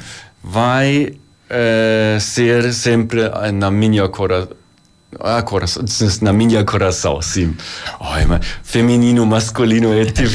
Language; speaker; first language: Portuguese; non-native, learner; German